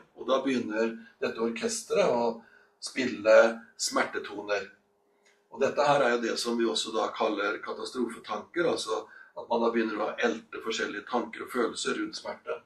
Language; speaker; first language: Norwegian; native; Norwegian